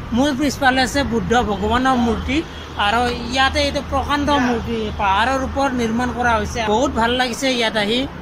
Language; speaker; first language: Assamese; native; Assamese